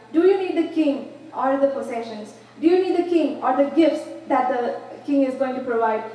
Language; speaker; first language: English; non-native, local second language; Malayalam